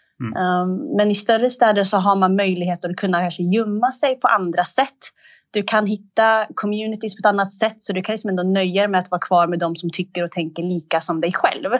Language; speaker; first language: Swedish; early bilingual, other home language; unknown